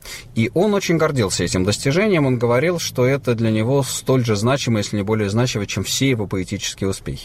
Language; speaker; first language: Russian; native; Russian